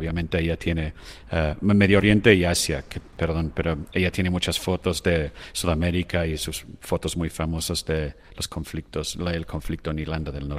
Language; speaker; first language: Spanish; non-native, fluent; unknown